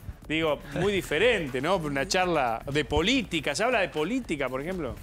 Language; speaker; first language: Spanish; native; Spanish